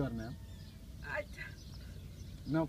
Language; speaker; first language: English; non-native, local second language; Wolof